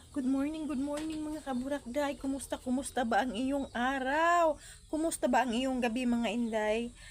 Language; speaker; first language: Filipino; non-native, local second language; Cebuano